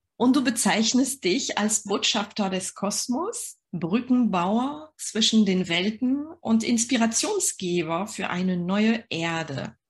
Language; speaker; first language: German; non-native, fluent; French